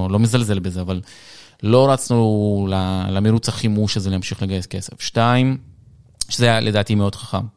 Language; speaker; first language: Hebrew; early bilingual, other home language; Russian